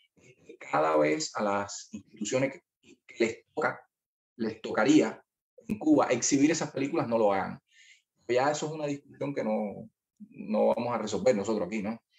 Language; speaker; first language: Spanish; native; Spanish